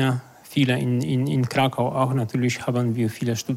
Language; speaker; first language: German; non-native, fluent; Polish